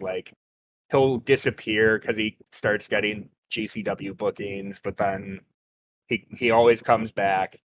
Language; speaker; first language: English; native; English